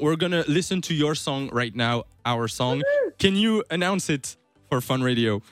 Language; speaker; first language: English; non-native, fluent; French